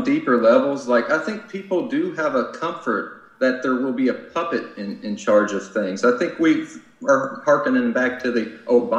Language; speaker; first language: English; native; English